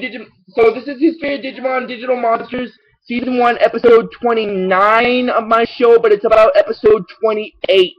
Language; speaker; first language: English; native; English